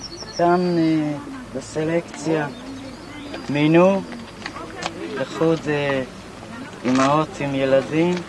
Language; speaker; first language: Hebrew; non-native, fluent; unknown